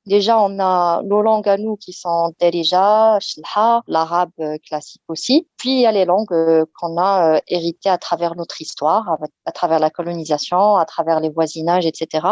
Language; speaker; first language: French; non-native, local second language; Arabic